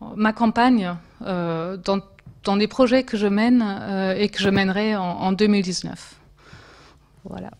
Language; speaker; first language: French; non-native, fluent; German